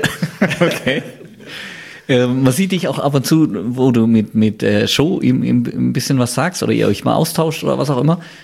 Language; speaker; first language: German; native; German